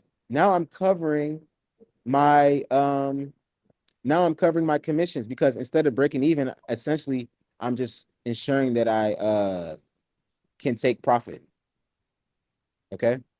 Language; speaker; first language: English; native; English